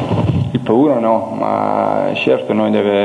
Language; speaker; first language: Italian; non-native, learner; Danish